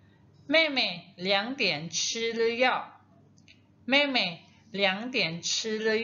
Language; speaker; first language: Chinese; non-native, fluent; Indonesian